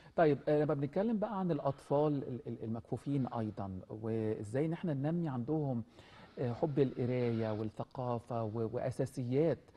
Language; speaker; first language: Arabic; native; Arabic